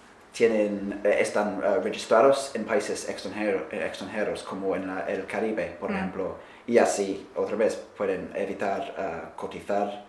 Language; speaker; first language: Spanish; non-native, fluent; English